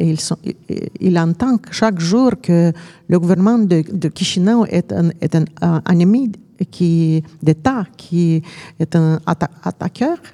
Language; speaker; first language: French; non-native, fluent; Romanian